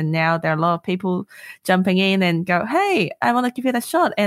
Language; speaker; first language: English; non-native, local second language; Cantonese